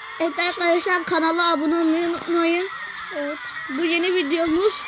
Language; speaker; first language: Turkish; native; Turkish